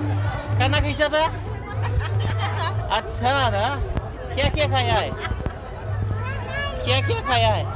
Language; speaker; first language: Hindi; non-native, local second language; Bodo